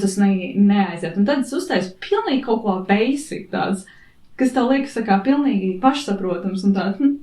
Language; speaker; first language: Latvian; native; Latvian